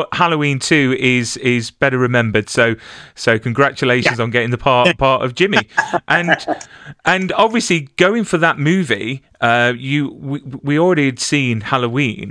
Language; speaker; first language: English; native; English